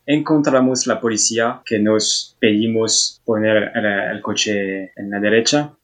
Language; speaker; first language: Spanish; non-native, learner; French